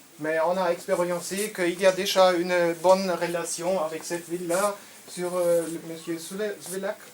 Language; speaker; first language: French; non-native, learner; German